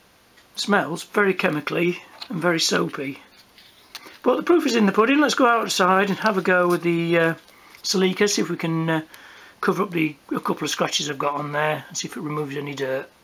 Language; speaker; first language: English; native; English